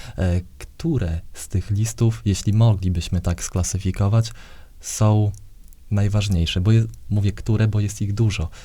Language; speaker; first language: Polish; native; Polish